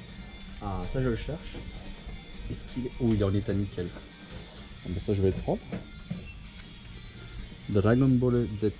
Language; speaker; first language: French; native; French